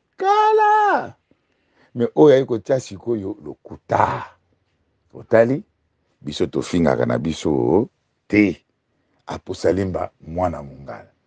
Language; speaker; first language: Lingala; native; Lingala